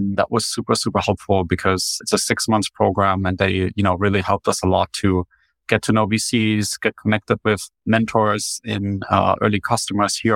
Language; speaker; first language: English; non-native, fluent; German